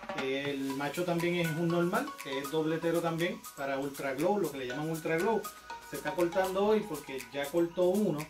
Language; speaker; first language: Spanish; native; Spanish